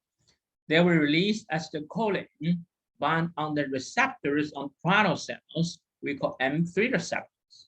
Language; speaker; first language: English; non-native, fluent; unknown